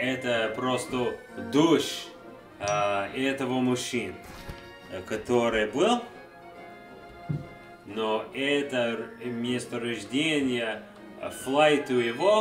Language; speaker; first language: Russian; non-native, learner; English